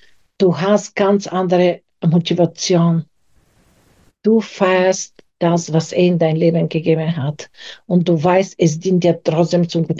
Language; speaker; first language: German; non-native, fluent; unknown